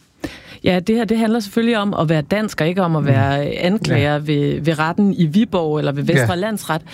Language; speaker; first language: Danish; native; Danish